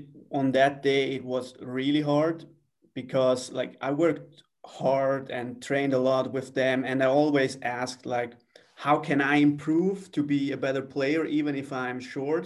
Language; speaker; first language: English; non-native, fluent; Swiss German